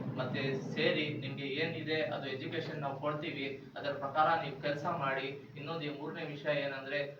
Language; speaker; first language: Kannada; non-native, local second language; Urdu